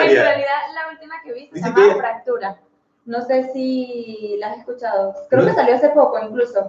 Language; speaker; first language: Spanish; native; Spanish